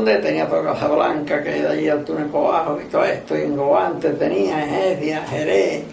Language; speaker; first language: Spanish; native; Spanish